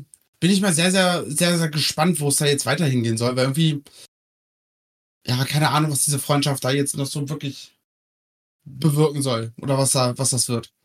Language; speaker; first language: German; native; German